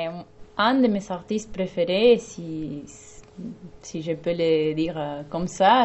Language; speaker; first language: French; non-native, fluent; Spanish